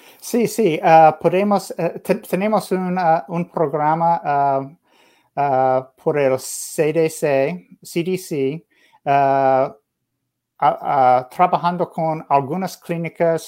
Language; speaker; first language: Spanish; non-native, learner; English